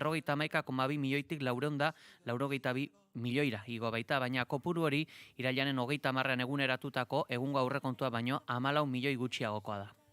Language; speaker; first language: Basque; native; Basque